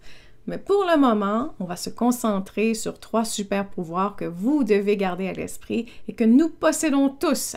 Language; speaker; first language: French; native; French